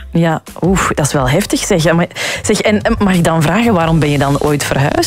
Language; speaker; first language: Dutch; native; Dutch